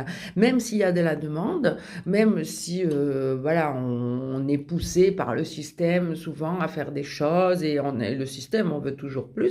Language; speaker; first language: French; native; French